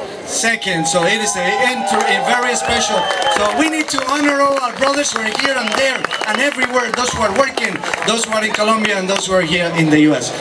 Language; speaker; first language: English; non-native, fluent; Spanish